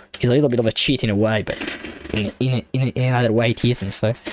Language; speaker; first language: English; non-native, fluent; Italian